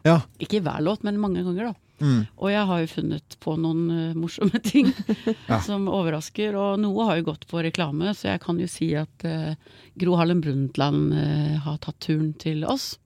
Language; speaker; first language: Norwegian; native; Norwegian